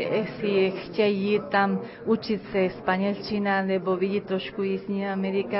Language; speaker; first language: Czech; early bilingual, heritage; Czech